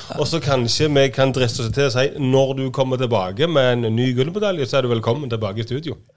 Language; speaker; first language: Norwegian; native; Norwegian